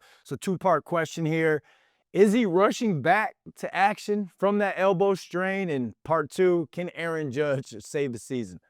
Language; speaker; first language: English; native; English